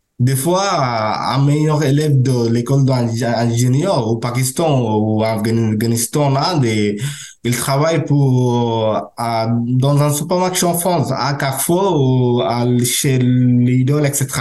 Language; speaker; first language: French; non-native, learner; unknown